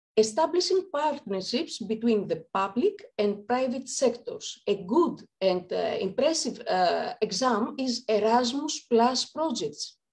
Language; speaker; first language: English; non-native, fluent; Greek